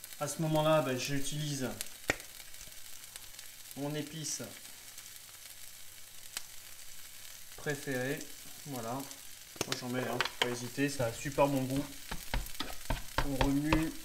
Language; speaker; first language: French; native; French